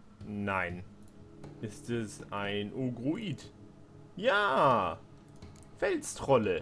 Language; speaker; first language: German; native; German